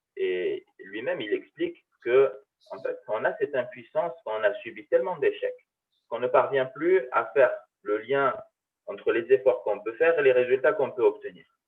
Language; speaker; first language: French; early bilingual, other home language; Arabic